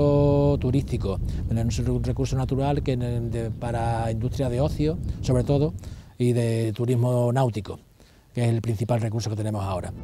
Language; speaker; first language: Spanish; native; Spanish